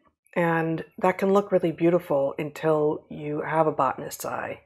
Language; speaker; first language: English; native; English